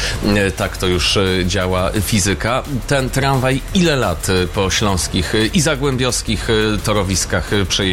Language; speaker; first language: Polish; native; Polish